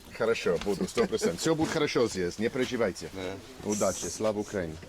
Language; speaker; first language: Russian; non-native, learner; English